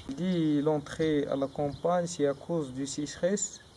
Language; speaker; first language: French; non-native, learner; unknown